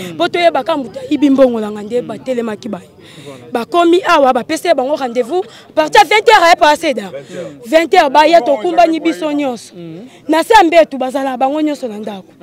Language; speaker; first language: Lingala; native; Lingala